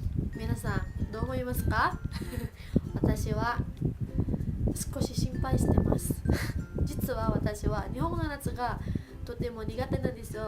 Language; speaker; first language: Japanese; early bilingual, other home language; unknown